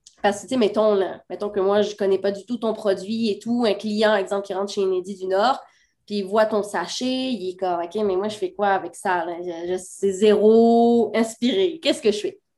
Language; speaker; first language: French; native; French